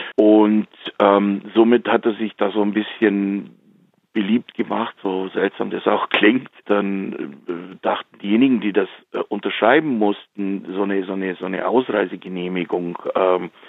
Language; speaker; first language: German; early bilingual, heritage; Slovak